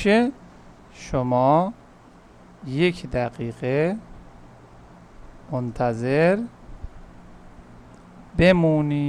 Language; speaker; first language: Persian; non-native, fluent; Urdu